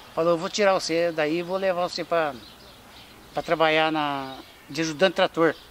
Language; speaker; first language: Portuguese; native; Portuguese